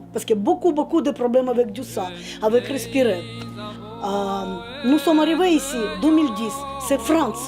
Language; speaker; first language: French; non-native, learner; Russian